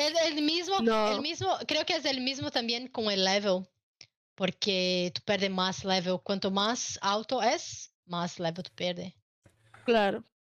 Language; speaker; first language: Spanish; non-native, learner; Portuguese